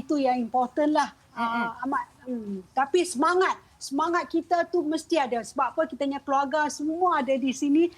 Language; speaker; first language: Malay; non-native, local second language; Chinese